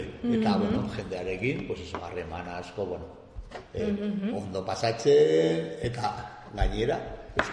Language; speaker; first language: Basque; non-native, local second language; Spanish